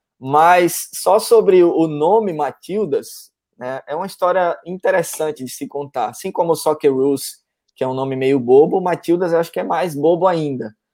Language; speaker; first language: Portuguese; native; Portuguese